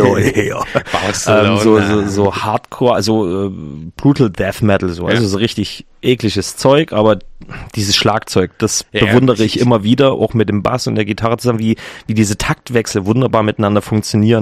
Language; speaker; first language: German; native; German